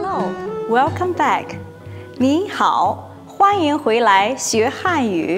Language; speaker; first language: Chinese; non-native, learner; English